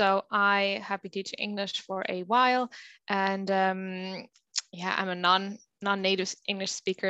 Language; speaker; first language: English; non-native, fluent; German